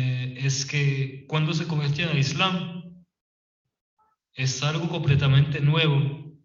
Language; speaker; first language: Spanish; non-native, fluent; French